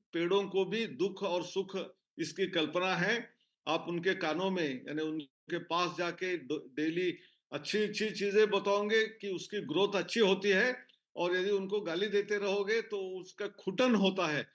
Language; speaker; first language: Hindi; non-native, local second language; Marathi